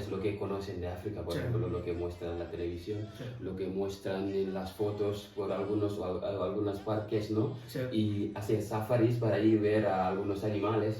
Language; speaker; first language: Spanish; non-native, fluent; Fula